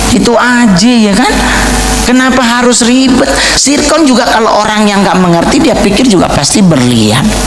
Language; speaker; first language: Indonesian; native; Indonesian